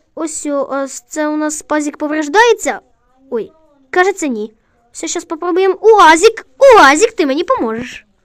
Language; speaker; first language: Russian; non-native, local second language; Ukrainian